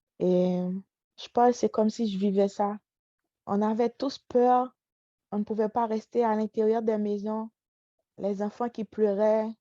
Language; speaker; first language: French; non-native, local second language; Haitian Creole